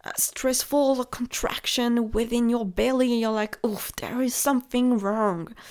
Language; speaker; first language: English; non-native, fluent; French